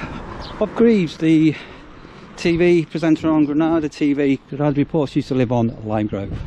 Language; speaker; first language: English; native; English